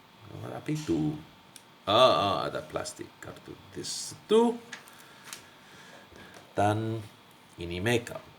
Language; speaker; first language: Indonesian; non-native, learner; English